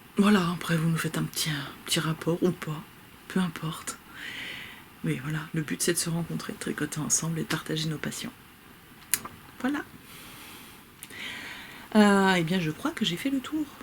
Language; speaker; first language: French; native; French